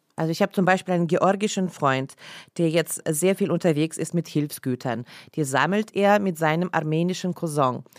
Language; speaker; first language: German; non-native, fluent; Russian